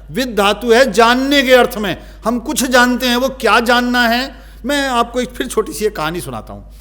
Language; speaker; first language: Hindi; native; Hindi